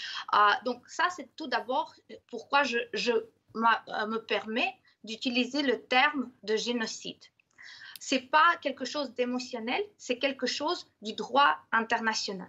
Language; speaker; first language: French; non-native, fluent; Ukrainian